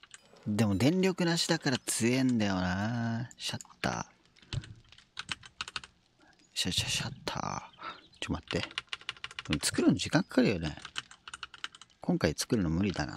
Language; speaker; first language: Japanese; native; Japanese